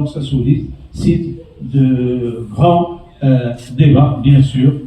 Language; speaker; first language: French; non-native, local second language; Arabic